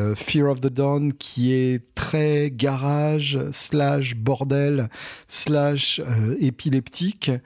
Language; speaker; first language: French; native; French